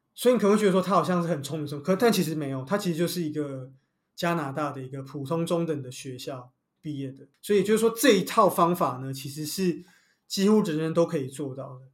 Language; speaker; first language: Chinese; native; Chinese